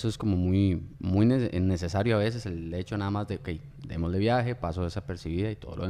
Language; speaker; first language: Spanish; native; Spanish